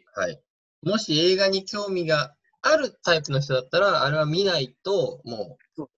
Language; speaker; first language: Japanese; native; Japanese